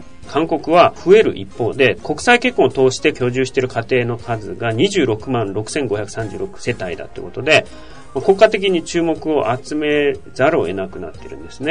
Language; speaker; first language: Japanese; native; Japanese